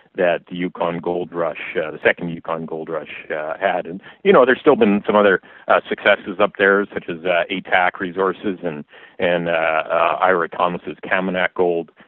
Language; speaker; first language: English; native; English